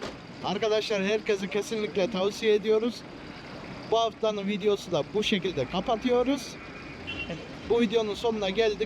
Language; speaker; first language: Turkish; early bilingual, heritage; Turkish